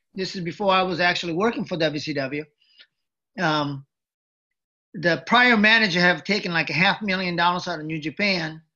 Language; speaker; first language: English; early bilingual, other home language; Japanese